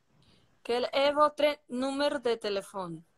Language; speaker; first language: French; non-native, learner; Portuguese